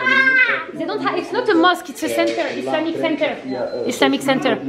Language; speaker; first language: English; non-native, learner; French